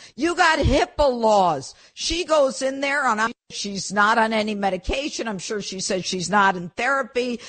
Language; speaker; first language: English; native; English